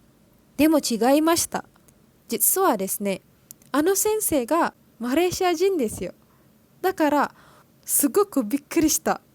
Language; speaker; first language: Japanese; non-native, learner; Malay